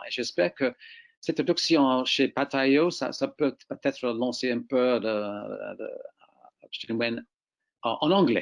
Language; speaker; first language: French; non-native, fluent; English